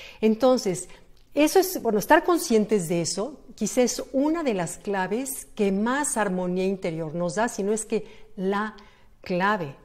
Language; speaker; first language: Spanish; native; Spanish